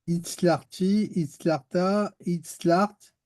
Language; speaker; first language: Hebrew; non-native, learner; French